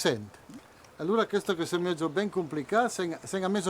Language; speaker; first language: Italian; non-native, local second language; Occitan